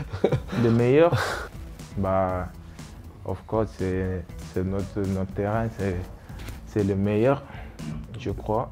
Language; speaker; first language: French; non-native, local second language; Wolof